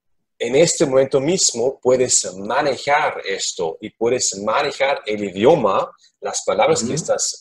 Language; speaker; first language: Spanish; non-native, learner; German